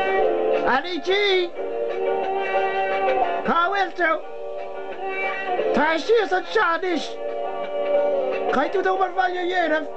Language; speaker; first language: Irish; non-native, local second language; English